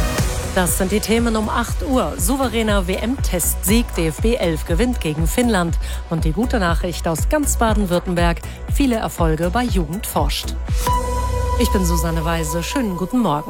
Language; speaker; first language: German; native; German